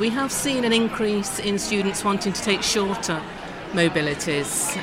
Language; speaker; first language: English; native; English